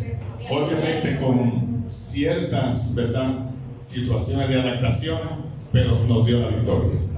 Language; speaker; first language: Spanish; native; Spanish